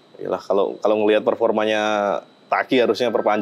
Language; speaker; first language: Indonesian; native; Indonesian